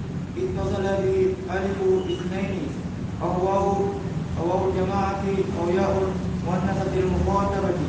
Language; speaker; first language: Arabic; non-native, learner; Indonesian